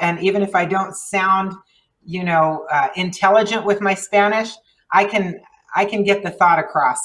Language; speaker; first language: English; early bilingual, other home language; Spanish